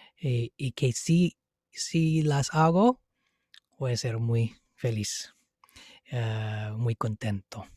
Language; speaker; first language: Spanish; non-native, fluent; English